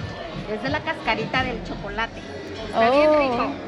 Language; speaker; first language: Spanish; native; Spanish